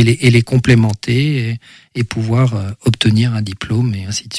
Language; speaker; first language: French; native; French